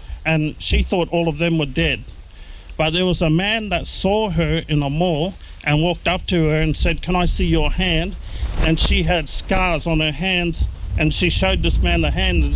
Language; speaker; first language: English; native; English